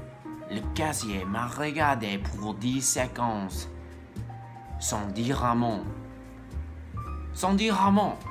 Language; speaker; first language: French; non-native, learner; English